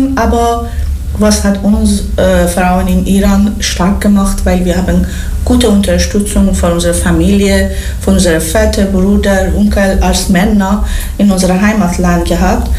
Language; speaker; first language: German; non-native, learner; Persian